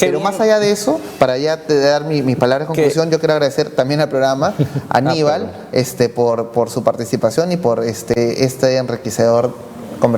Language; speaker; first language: Spanish; native; Spanish